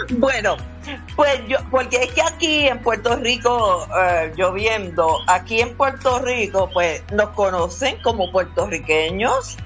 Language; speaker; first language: Spanish; native; Spanish